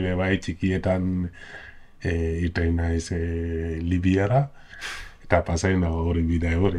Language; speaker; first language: Basque; non-native, learner; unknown